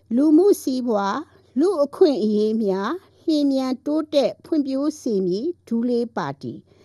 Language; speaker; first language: Burmese; non-native, local second language; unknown